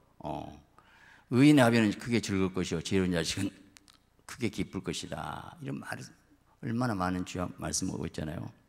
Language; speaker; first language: Korean; native; Korean